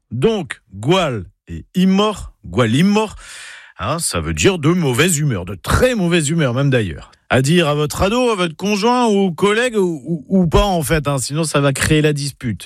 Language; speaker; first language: French; native; French